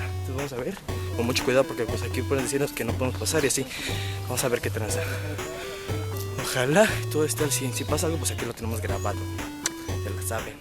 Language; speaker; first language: Spanish; native; Spanish